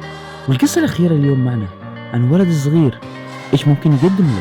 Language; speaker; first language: Arabic; native; Arabic